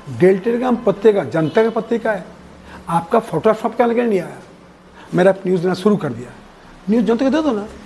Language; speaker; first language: Hindi; non-native, local second language; Bangla